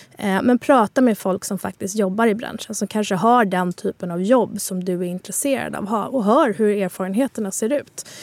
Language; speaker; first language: Swedish; early bilingual, other home language; Spanish